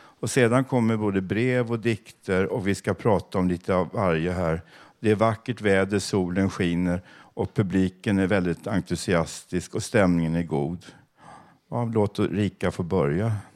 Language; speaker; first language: Swedish; native; Swedish